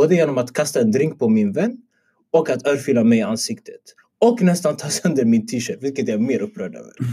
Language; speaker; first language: Swedish; early bilingual, other home language; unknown